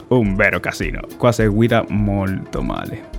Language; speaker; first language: Italian; non-native, learner; Spanish